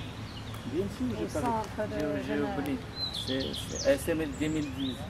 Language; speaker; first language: French; non-native, learner; Russian